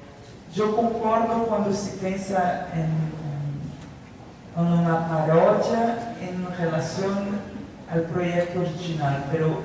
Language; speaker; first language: Spanish; non-native, fluent; Portuguese